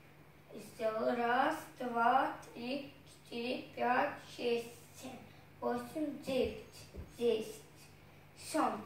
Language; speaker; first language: Russian; non-native, learner; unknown